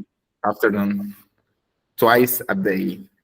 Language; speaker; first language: English; non-native, learner; Spanish